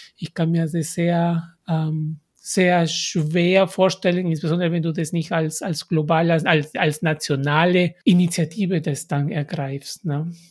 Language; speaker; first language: German; non-native, fluent; Spanish